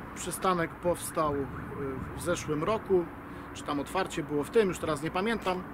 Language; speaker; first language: Polish; native; Polish